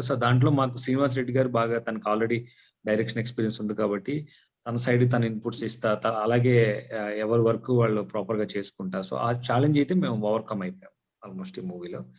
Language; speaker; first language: Telugu; native; Telugu